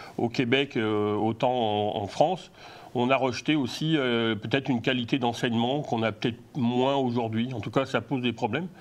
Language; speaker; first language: French; native; French